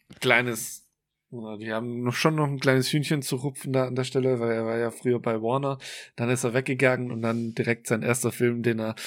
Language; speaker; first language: German; native; German